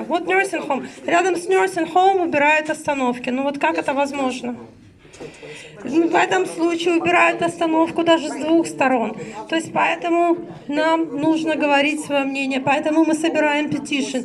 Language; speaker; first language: Russian; native; Russian